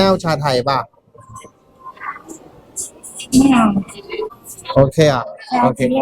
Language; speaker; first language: Chinese; non-native, learner; Thai